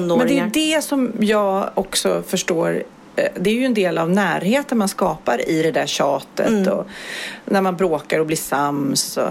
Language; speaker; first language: Swedish; native; Swedish